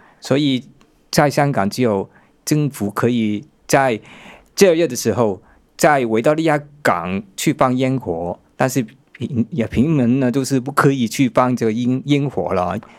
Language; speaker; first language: Chinese; non-native, local second language; Cantonese